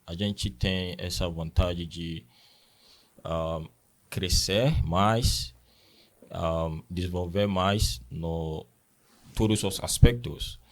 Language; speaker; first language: Portuguese; non-native, learner; Akan